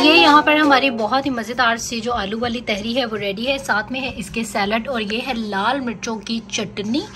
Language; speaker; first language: Urdu; native; Urdu